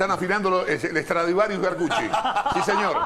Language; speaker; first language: Spanish; native; Spanish